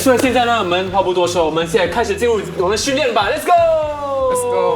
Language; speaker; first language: Chinese; native; Chinese